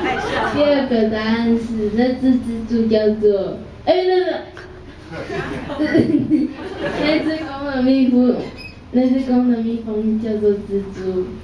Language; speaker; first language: Chinese; native; Chinese